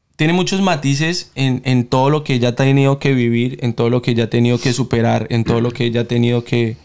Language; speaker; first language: Spanish; native; Spanish